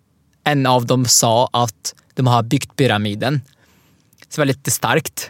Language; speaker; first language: Swedish; non-native, learner; Arabic